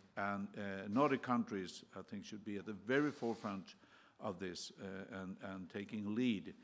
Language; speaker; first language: English; non-native, fluent; Swedish